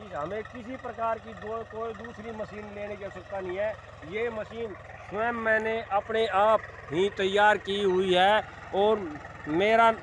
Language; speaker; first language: Hindi; native; Hindi